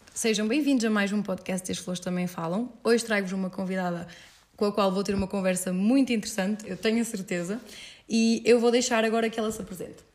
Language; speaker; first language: Portuguese; early bilingual, heritage; Portuguese